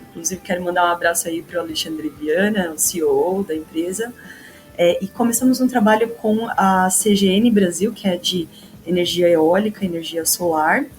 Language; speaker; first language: Portuguese; native; Portuguese